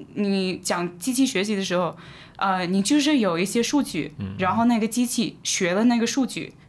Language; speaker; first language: Chinese; non-native, fluent; English